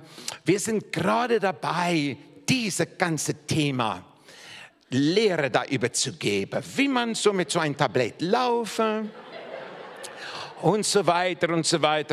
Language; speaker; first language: German; non-native, fluent; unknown